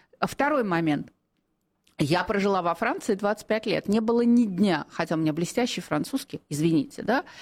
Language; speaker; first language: Russian; native; Russian